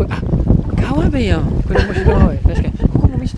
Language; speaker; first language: Japanese; native; Japanese